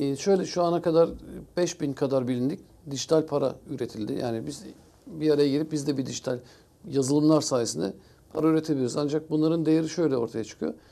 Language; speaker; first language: Turkish; early bilingual, heritage; Turkish